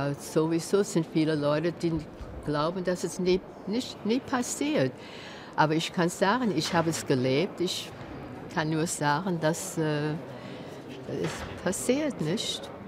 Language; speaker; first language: German; early bilingual, heritage; German